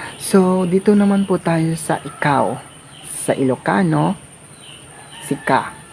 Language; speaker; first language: Filipino; non-native, local second language; Iloko